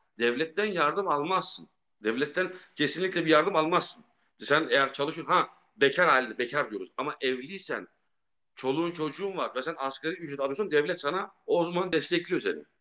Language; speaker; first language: Turkish; early bilingual, heritage; Turkish